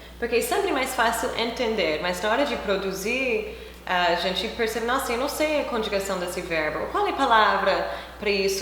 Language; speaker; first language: Portuguese; non-native, fluent; English